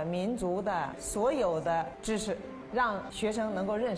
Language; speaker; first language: Chinese; native; Chinese